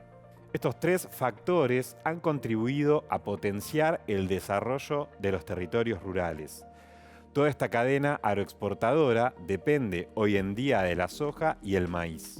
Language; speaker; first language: Spanish; native; Spanish